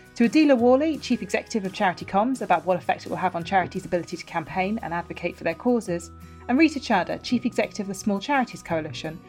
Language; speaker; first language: English; native; English